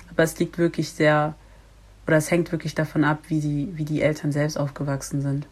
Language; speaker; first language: German; early bilingual, other home language; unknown